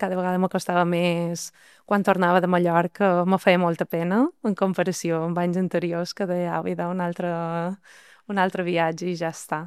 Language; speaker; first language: Catalan; native; Catalan